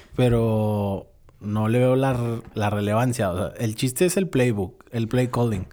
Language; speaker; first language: Spanish; native; Spanish